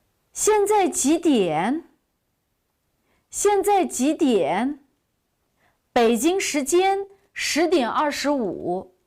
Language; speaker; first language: Chinese; non-native, local second language; Uyghur